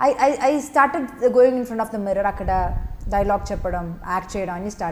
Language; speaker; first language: Telugu; non-native, fluent; Malayalam